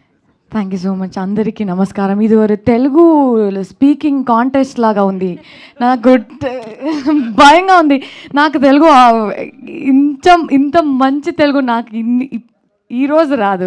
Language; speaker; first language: Telugu; non-native, learner; Kannada